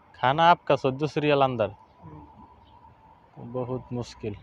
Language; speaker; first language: Hindi; non-native, learner; Bangla